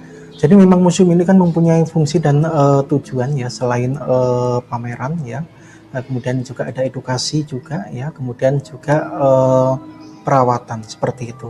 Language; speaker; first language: Indonesian; native; Indonesian